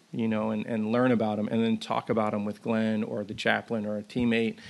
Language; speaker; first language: English; native; English